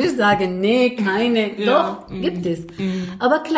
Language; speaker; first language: German; non-native, learner; Arabic